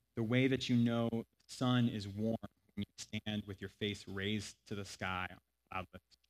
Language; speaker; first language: English; native; English